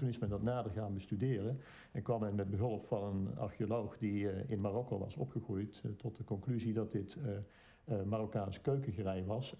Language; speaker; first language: Dutch; native; Dutch